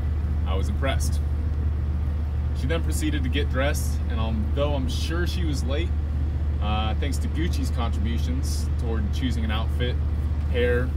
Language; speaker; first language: English; native; English